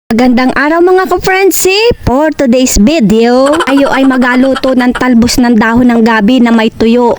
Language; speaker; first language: Filipino; native; Filipino